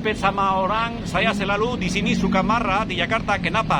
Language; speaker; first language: Indonesian; non-native, fluent; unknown